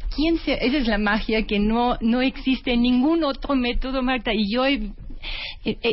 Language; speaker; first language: Spanish; non-native, fluent; German